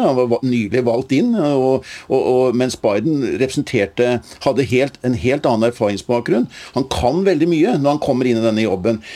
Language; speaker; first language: Norwegian; native; Norwegian